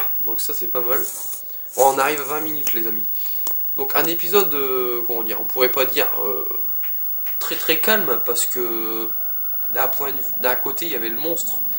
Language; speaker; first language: French; native; French